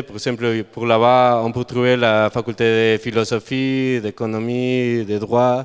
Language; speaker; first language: French; non-native, learner; Spanish